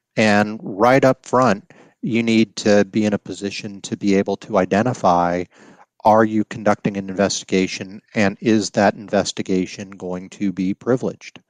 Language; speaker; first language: English; native; English